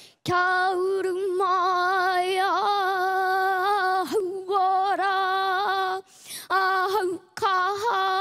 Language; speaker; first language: Māori; non-native, local second language; English